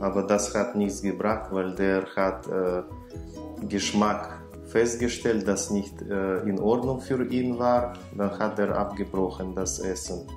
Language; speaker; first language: German; non-native, fluent; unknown